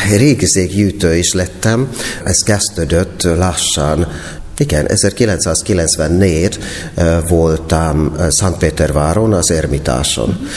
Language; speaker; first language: Hungarian; non-native, fluent; Finnish